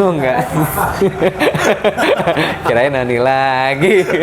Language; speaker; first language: Indonesian; native; Indonesian